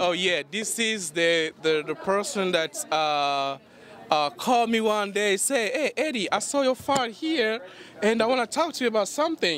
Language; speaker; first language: English; non-native, fluent; Lingala